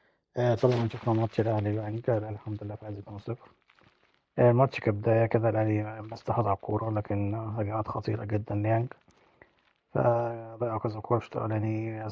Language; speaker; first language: Arabic; native; Arabic